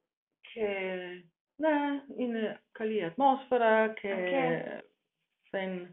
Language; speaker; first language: Greek; non-native, learner; German